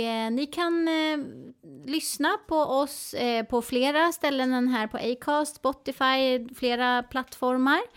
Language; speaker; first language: Swedish; native; Swedish